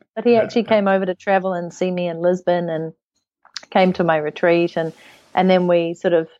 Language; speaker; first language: English; native; English